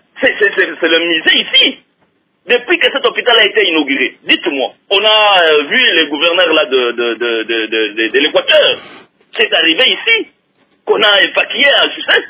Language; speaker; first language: French; non-native, local second language; Lingala